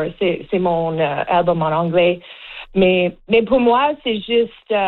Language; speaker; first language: French; non-native, learner; English